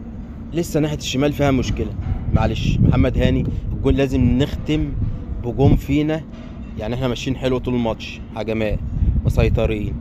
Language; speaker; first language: Arabic; native; Arabic